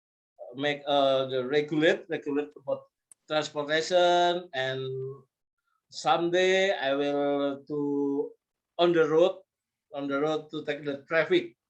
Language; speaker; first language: English; non-native, learner; Indonesian